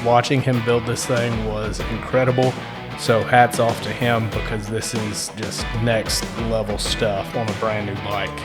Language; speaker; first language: English; native; English